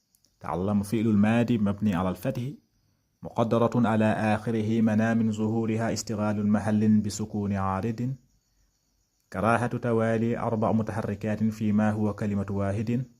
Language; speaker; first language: Arabic; non-native, fluent; Wolof